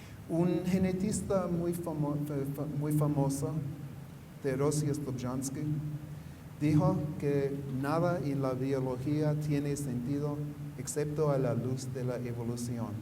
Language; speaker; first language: Spanish; non-native, fluent; English